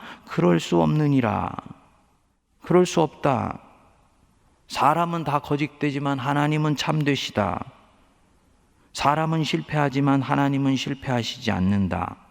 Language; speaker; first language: Korean; native; Korean